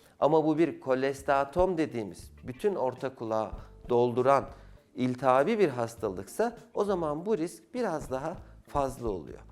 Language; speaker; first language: Turkish; native; Turkish